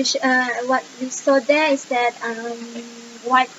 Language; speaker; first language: English; non-native, local second language; Malay